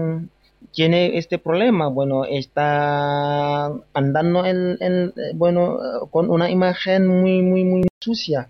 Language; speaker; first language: Spanish; non-native, fluent; Wolof